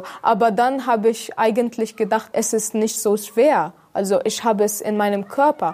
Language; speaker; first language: German; non-native, fluent; Arabic